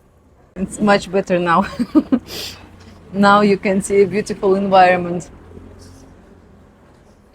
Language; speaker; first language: English; non-native, fluent; Russian